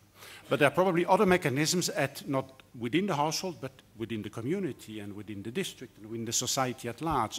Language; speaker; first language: English; non-native, fluent; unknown